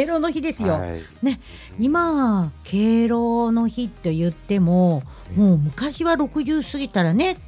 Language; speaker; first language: Japanese; native; Japanese